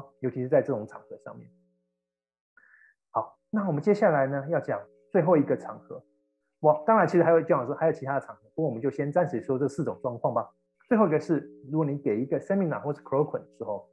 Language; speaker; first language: Chinese; native; Chinese